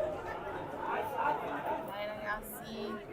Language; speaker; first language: Italian; native; Italian